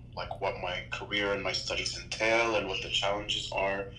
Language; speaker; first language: English; native; English